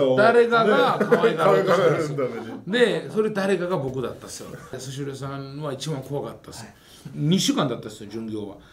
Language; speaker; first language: Japanese; non-native, fluent; Georgian